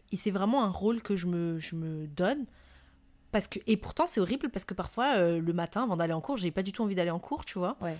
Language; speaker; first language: French; non-native, local second language; Malagasy